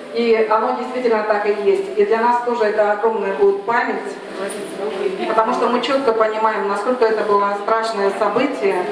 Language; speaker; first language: Russian; native; Russian